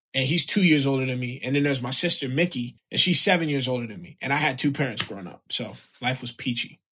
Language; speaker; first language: English; native; English